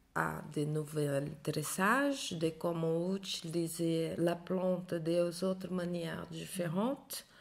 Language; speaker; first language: French; non-native, learner; Portuguese